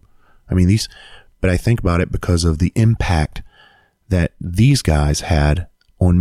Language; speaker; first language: English; native; English